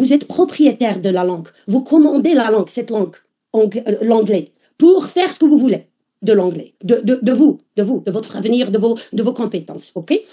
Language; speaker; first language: French; non-native, local second language; Arabic